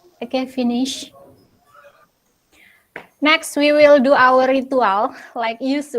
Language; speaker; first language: English; non-native, local second language; Indonesian